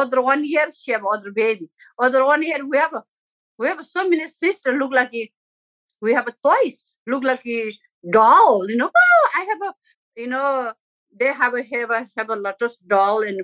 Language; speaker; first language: English; non-native, local second language; Sherpa